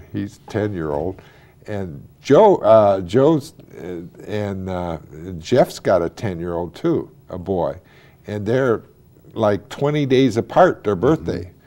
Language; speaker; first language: English; native; English